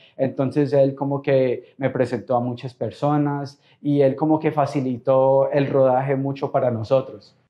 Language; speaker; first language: Spanish; early bilingual, heritage; Spanish